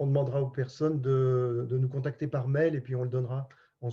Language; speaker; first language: French; native; French